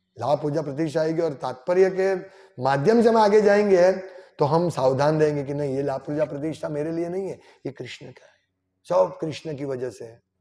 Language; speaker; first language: Hindi; non-native, local second language; Gujarati